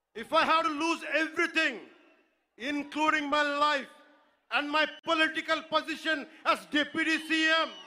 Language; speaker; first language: English; non-native, local second language; Telugu